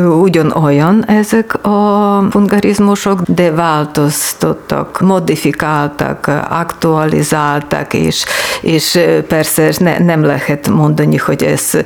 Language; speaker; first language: Hungarian; non-native, learner; Ukrainian